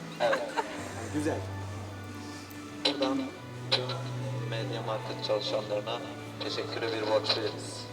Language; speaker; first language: Turkish; native; Turkish